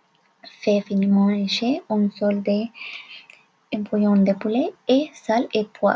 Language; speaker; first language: French; non-native, learner; Spanish